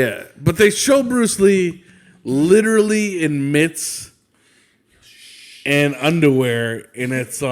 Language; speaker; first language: English; native; English